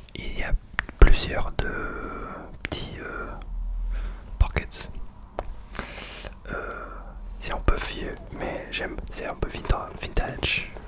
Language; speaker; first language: French; non-native, fluent; English